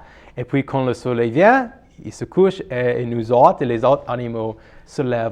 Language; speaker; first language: French; non-native, local second language; English